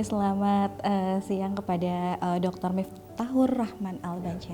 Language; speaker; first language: Indonesian; native; Indonesian